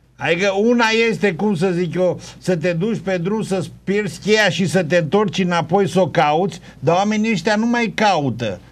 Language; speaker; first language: Romanian; native; Romanian